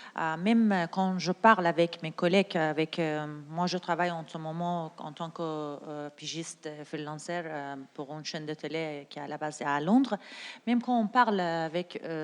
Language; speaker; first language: French; non-native, learner; Persian